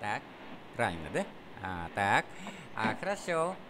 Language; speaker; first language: Russian; non-native, fluent; Vietnamese